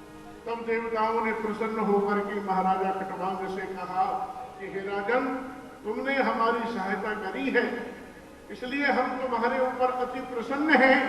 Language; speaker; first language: Hindi; native; Hindi